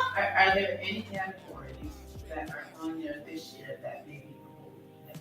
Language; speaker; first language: English; native; English